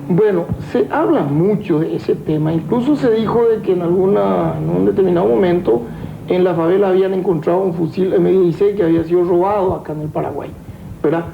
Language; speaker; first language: Spanish; native; Spanish